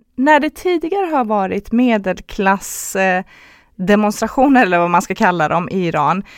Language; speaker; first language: Swedish; early bilingual, other home language; Persian